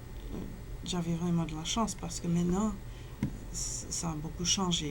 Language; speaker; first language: French; non-native, fluent; English